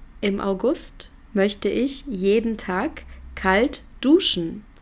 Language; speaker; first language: German; native; German